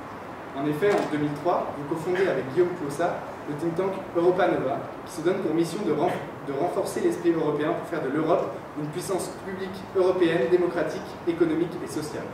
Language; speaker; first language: French; native; French